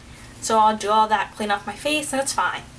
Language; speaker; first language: English; native; English